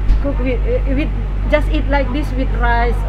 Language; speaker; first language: English; non-native, learner; Indonesian